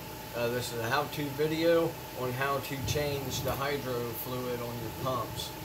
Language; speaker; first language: English; native; English